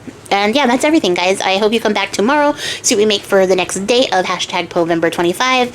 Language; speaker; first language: English; native; English